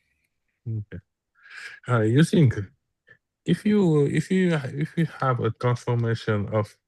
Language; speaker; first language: English; non-native, learner; French